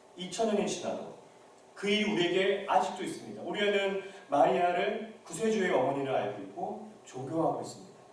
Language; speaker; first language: Korean; native; Korean